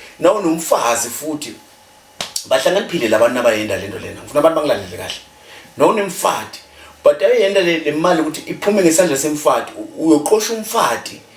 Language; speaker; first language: Zulu; non-native, local second language; Swati